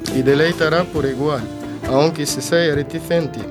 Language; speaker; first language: Spanish; non-native, fluent; Arabic